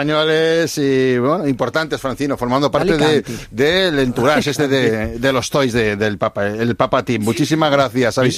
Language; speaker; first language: Spanish; native; Spanish